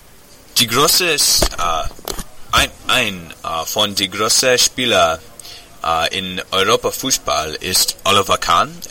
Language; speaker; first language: German; non-native, learner; English